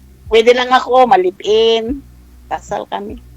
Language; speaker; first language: Filipino; non-native, local second language; Chavacano